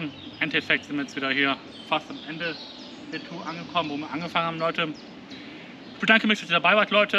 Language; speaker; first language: German; native; German